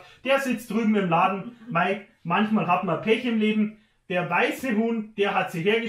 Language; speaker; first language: German; native; German